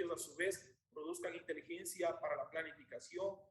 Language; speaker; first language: Spanish; native; Spanish